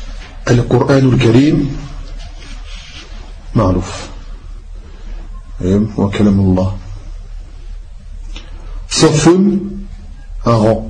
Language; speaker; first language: Arabic; non-native, fluent; French